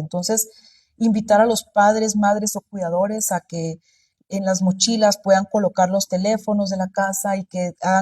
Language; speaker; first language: Spanish; native; Spanish